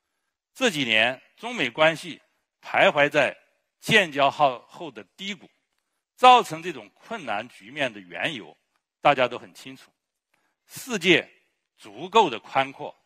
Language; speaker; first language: Chinese; native; Chinese